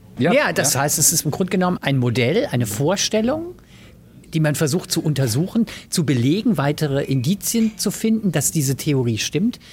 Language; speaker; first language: German; native; German